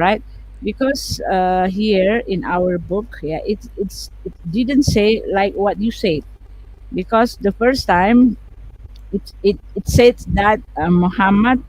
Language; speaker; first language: English; non-native, fluent; Indonesian